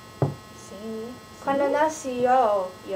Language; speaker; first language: Spanish; non-native, learner; English